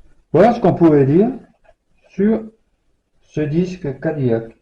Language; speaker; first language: French; native; French